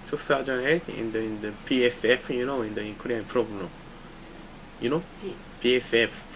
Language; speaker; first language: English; non-native, learner; Korean